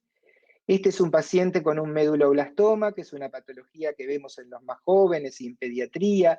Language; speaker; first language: Spanish; native; Spanish